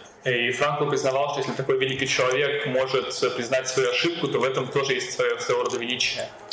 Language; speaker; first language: Russian; native; Russian